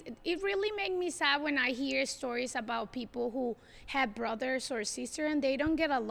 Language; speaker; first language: English; non-native, fluent; Spanish